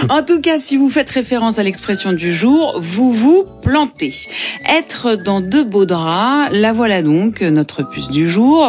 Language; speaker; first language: French; native; French